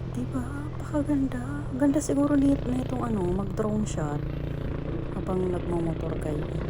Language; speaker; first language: Filipino; non-native, local second language; Bikol